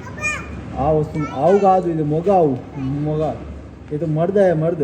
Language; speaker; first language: Telugu; non-native, learner; Hindi